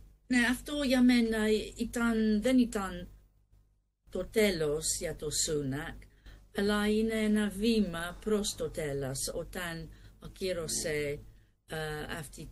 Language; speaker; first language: Greek; non-native, learner; English